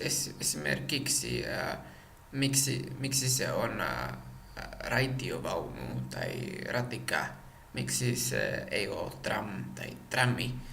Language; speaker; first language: Finnish; non-native, learner; Czech